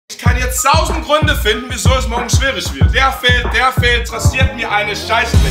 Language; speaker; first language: German; non-native, fluent; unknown